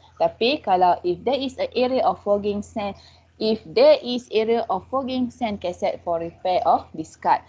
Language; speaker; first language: English; non-native, local second language; Malay